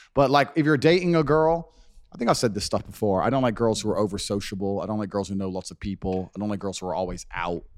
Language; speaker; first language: English; native; English